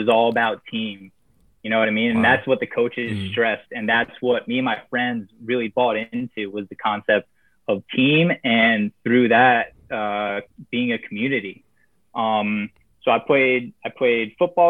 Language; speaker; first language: English; native; English